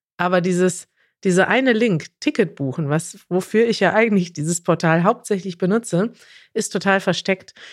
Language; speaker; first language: German; native; German